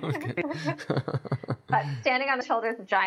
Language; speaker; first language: English; native; English